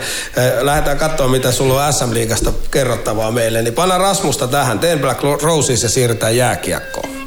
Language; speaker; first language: Finnish; native; Finnish